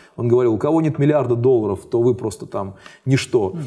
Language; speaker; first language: Russian; native; Russian